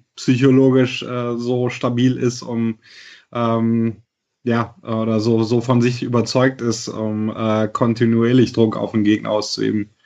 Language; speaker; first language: German; native; German